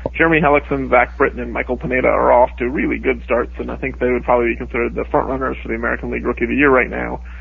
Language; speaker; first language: English; native; English